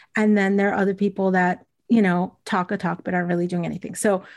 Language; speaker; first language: English; native; English